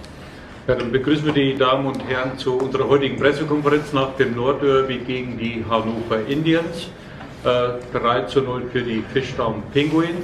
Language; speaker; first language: German; native; German